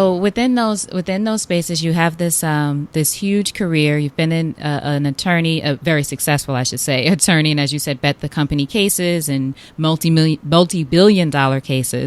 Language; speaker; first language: English; native; English